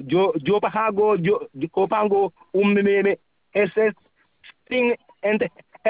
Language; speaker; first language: Spanish; non-native, learner; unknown